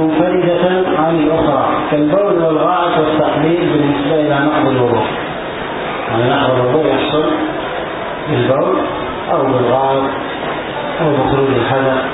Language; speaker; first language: Arabic; native; Arabic